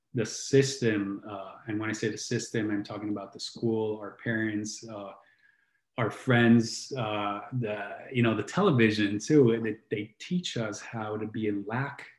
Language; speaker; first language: English; non-native, fluent; Italian